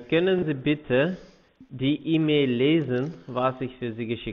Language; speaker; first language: German; non-native, fluent; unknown